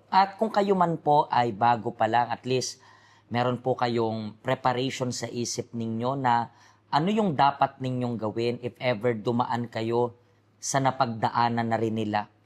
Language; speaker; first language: Filipino; native; Filipino